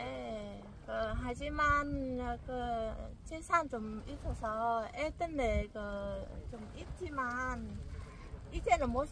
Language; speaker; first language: Korean; non-native, learner; Vietnamese